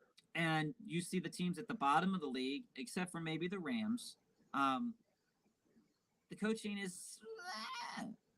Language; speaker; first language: English; native; English